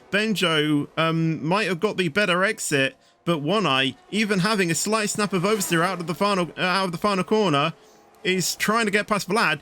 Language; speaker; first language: English; native; English